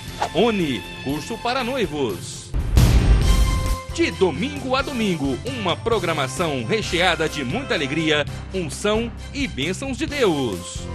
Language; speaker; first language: Portuguese; native; Portuguese